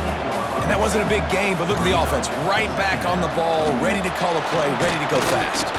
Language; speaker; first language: English; native; English